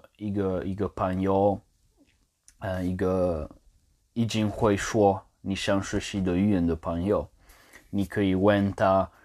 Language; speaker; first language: Chinese; non-native, learner; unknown